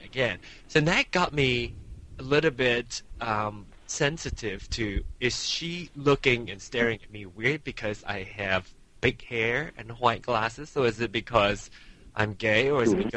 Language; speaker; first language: English; non-native, local second language; Min Nan Chinese